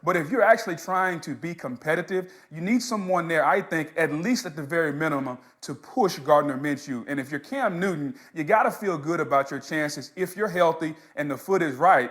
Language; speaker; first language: English; native; English